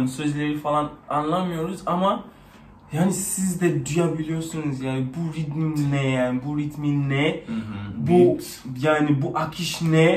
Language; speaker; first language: Turkish; non-native, learner; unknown